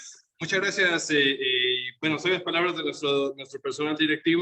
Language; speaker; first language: Spanish; native; Spanish